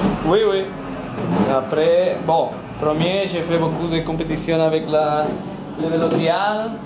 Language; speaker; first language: French; non-native, learner; Spanish